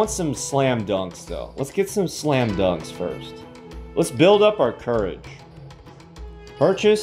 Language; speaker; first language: English; native; English